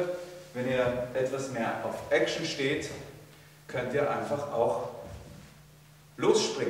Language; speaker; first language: German; native; German